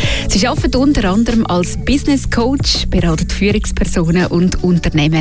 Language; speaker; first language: German; native; German